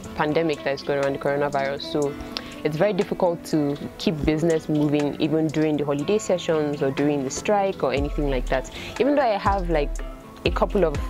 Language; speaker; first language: English; non-native, local second language; Hausa